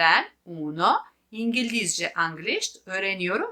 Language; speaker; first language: Turkish; non-native, fluent; Albanian